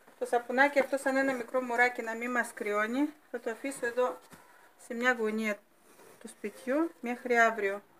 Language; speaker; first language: Greek; non-native, fluent; Russian